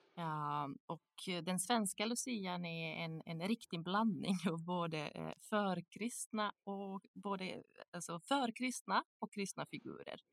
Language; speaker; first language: Swedish; non-native, fluent; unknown